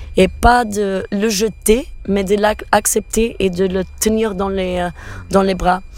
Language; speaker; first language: French; non-native, fluent; Portuguese